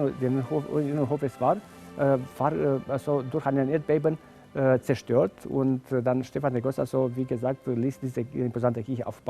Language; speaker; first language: German; non-native, fluent; Romanian